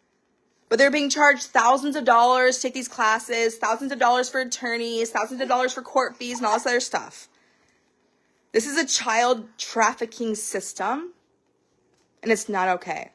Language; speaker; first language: English; native; English